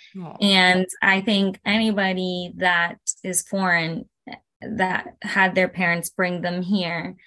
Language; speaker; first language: English; early bilingual, other home language; Spanish